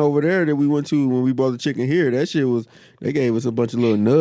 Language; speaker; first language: English; native; English